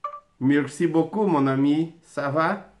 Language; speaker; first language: French; non-native, learner; Portuguese